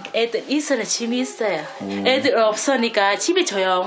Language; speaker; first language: Korean; non-native, learner; Vietnamese